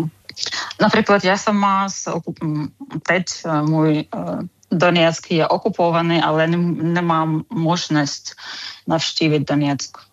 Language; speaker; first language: Czech; non-native, fluent; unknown